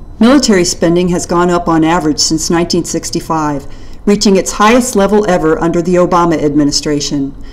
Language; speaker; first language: English; native; English